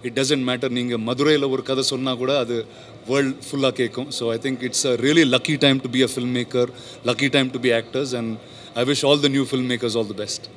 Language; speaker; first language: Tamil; non-native, learner; Telugu